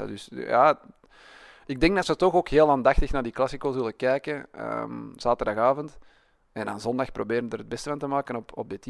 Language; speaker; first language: Dutch; native; Dutch